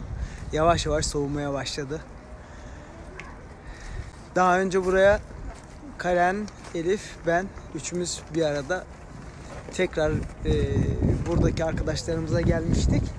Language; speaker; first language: Turkish; native; Turkish